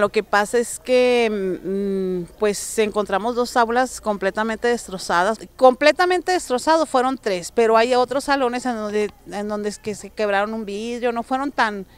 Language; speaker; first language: Spanish; native; Spanish